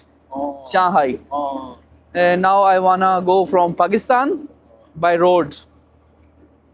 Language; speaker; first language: English; non-native, learner; Punjabi